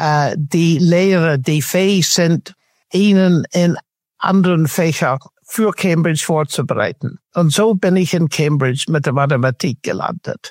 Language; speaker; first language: German; non-native, fluent; English